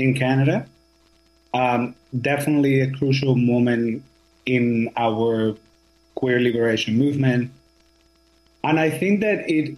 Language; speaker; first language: English; non-native, fluent; Spanish